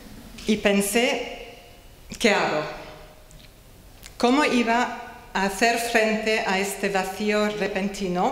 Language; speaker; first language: Spanish; non-native, fluent; English